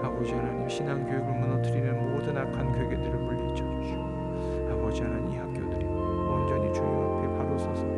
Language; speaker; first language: Korean; native; Korean